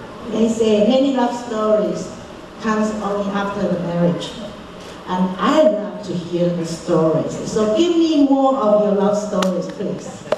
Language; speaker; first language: English; non-native, fluent; Chinese